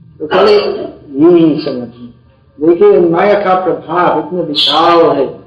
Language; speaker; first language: Hindi; non-native, fluent; English